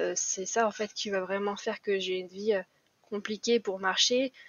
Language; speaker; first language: French; native; French